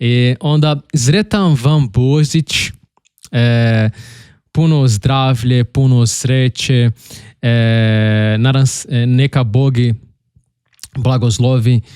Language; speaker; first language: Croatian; non-native, learner; Portuguese